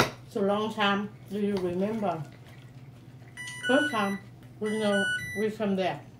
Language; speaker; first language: English; non-native, learner; Vietnamese